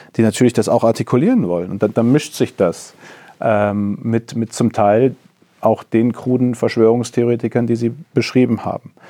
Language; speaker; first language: German; native; German